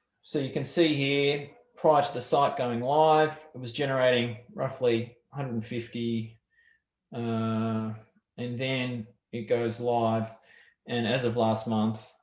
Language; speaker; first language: English; native; English